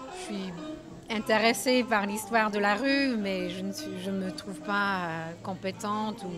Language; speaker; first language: French; non-native, fluent; English